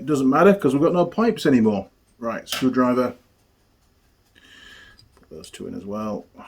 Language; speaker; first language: English; native; English